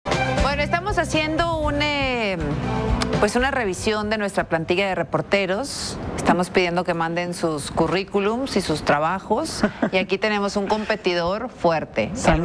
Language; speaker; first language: Spanish; native; Spanish